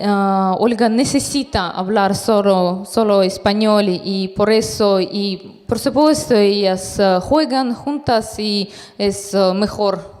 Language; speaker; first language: Spanish; non-native, fluent; Russian